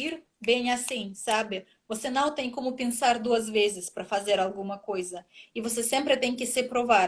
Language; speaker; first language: Portuguese; non-native, fluent; Russian